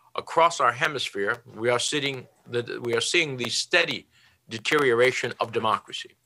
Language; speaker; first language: English; early bilingual, other home language; Spanish